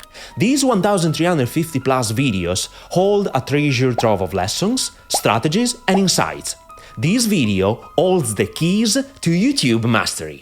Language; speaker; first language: English; non-native, fluent; Italian